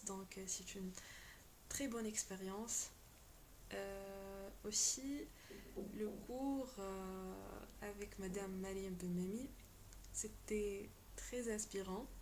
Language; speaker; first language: French; non-native, local second language; Arabic